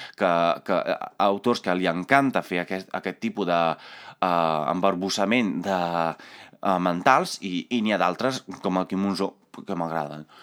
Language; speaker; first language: Catalan; non-native, fluent; Italian